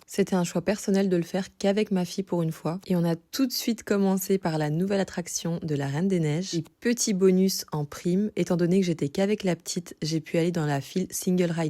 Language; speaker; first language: French; native; French